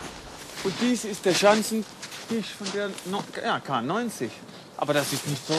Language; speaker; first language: German; non-native, learner; Dutch